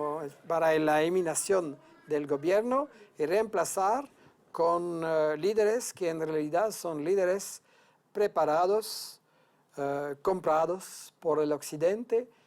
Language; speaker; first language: Spanish; non-native, fluent; French